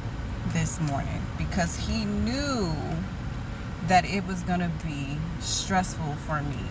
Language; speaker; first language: English; native; English